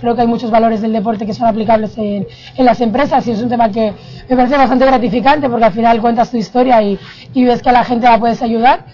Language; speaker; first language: Spanish; native; Spanish